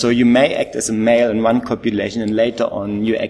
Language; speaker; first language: English; non-native, fluent; German